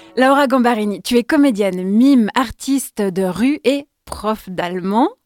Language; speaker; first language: French; native; French